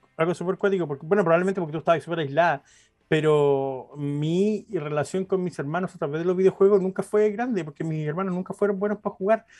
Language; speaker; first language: Spanish; native; Spanish